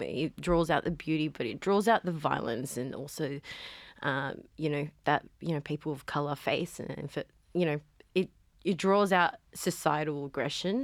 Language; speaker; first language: English; native; English